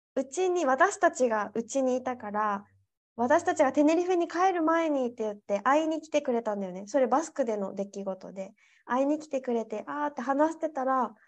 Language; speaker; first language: Japanese; native; Japanese